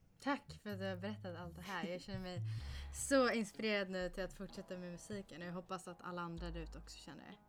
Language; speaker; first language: Swedish; native; Swedish